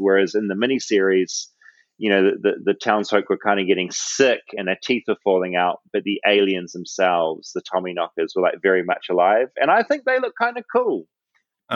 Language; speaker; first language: English; native; English